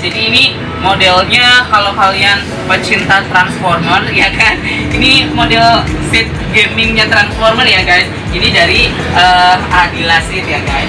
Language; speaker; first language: Indonesian; native; Indonesian